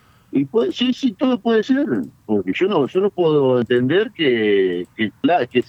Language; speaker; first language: Spanish; native; Spanish